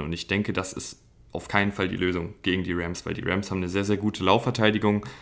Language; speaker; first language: German; native; German